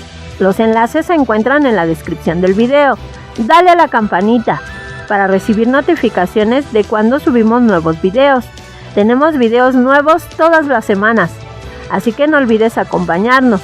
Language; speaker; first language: Spanish; native; Spanish